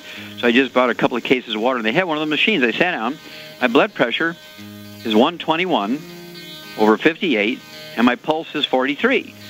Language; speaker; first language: English; native; English